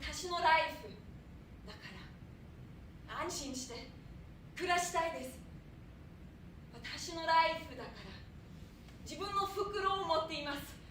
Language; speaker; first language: Japanese; non-native, fluent; German